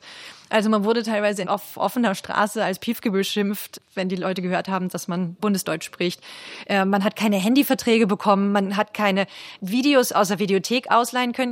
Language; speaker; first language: German; native; German